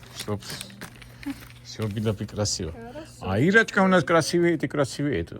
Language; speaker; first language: Russian; non-native, fluent; Georgian